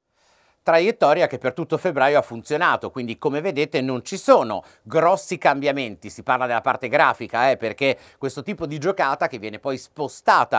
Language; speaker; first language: Italian; native; Italian